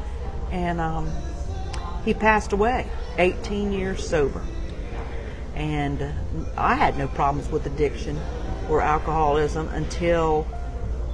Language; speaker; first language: English; native; English